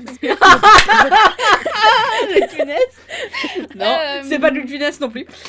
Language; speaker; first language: French; native; French